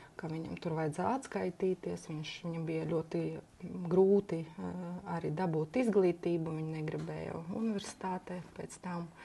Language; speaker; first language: Latvian; non-native, local second language; Russian